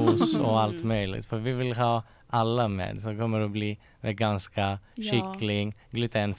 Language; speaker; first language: Swedish; non-native, fluent; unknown